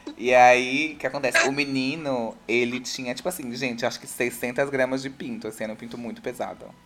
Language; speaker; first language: Portuguese; native; Portuguese